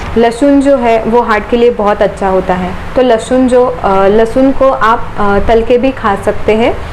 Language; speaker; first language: Hindi; non-native, local second language; Marathi